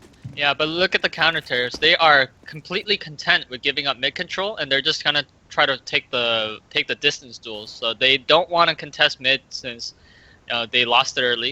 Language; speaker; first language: English; native; English